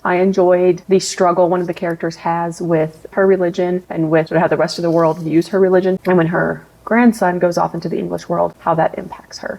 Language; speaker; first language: English; native; English